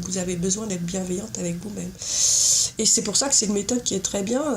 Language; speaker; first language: French; native; French